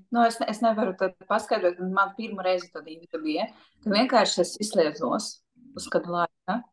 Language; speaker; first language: Latvian; non-native, local second language; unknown